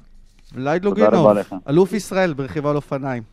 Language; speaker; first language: Hebrew; native; Hebrew